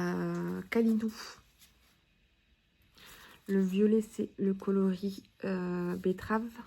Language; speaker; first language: French; native; French